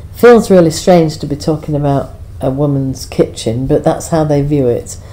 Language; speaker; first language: English; native; English